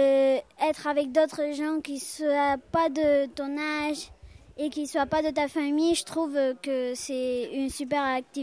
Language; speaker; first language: French; early bilingual, other home language; Spanish